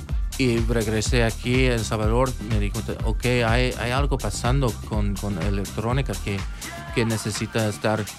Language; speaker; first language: Spanish; early bilingual, heritage; English